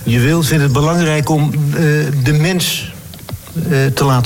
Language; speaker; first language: Dutch; native; Dutch